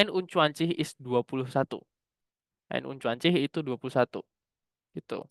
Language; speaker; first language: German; non-native, learner; Indonesian